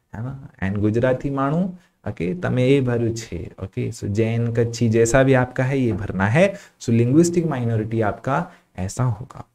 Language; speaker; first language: Hindi; non-native, local second language; Sindhi